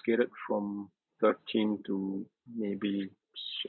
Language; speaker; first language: English; native; English